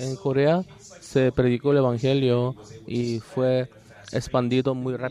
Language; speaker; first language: Spanish; non-native, learner; Korean